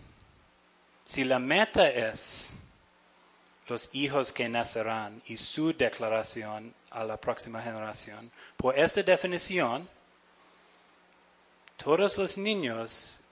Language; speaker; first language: Spanish; non-native, fluent; English